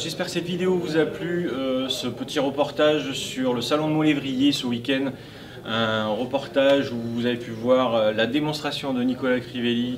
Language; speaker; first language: French; native; French